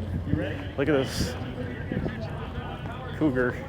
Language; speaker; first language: English; native; English